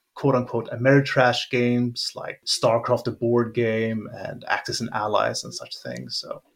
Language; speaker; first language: English; non-native, fluent; Swedish